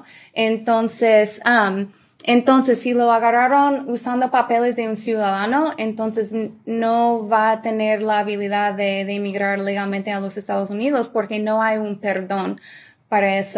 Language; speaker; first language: Spanish; early bilingual, other home language; English